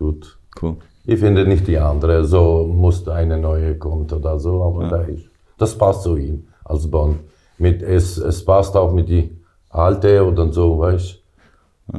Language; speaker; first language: German; non-native, learner; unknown